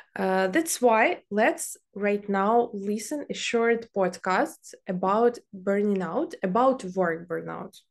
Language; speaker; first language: English; non-native, fluent; Ukrainian